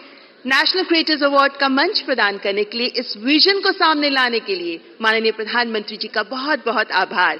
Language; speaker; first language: Hindi; native; Hindi